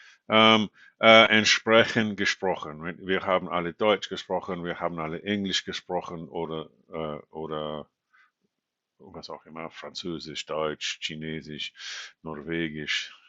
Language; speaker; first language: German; non-native, fluent; English